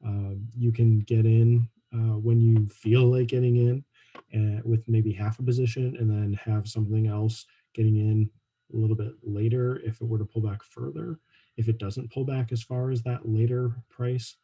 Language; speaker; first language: English; native; English